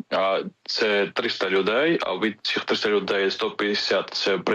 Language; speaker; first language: Ukrainian; non-native, fluent; Georgian